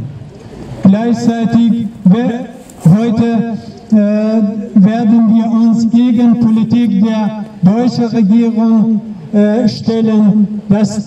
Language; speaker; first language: German; non-native, learner; Persian